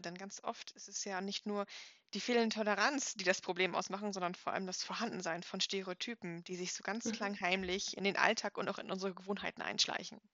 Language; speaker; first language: German; native; German